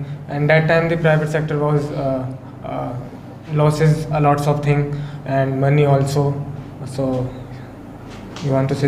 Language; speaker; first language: English; non-native, learner; Hindi